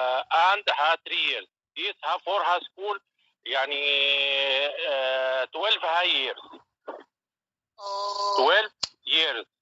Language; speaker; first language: English; non-native, learner; Arabic